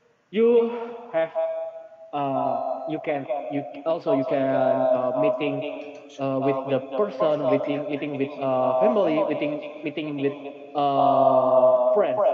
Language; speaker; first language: English; non-native, learner; Indonesian